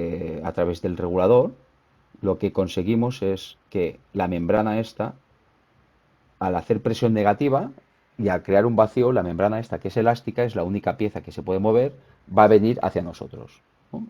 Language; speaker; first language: Spanish; native; Spanish